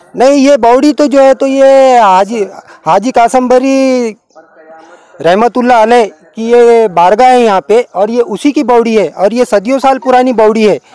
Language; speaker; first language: Hindi; non-native, local second language; Urdu